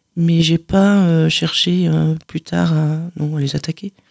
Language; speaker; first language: French; native; French